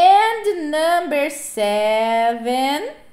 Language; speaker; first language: English; non-native, fluent; Portuguese